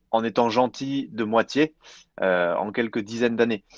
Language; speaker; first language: French; native; French